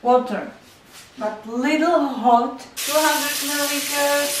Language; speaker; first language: English; non-native, learner; Czech